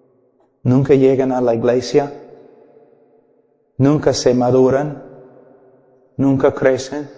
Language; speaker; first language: Spanish; non-native, fluent; English